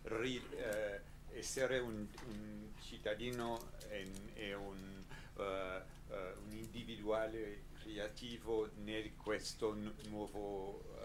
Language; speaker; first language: Italian; non-native, learner; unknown